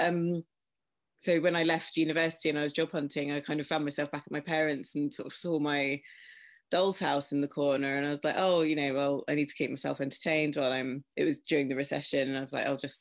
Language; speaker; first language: English; native; English